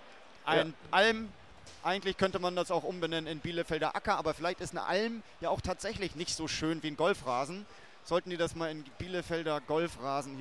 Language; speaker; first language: German; native; German